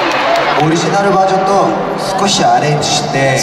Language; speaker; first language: Japanese; non-native, fluent; Korean